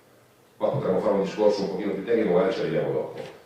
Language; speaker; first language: Italian; native; Italian